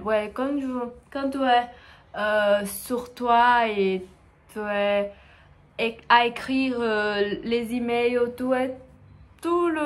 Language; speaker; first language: French; non-native, learner; Portuguese